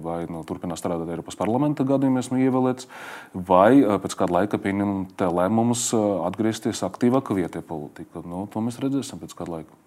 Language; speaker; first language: Latvian; non-native, local second language; Russian